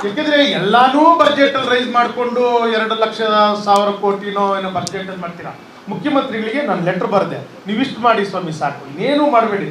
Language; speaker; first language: Kannada; native; Kannada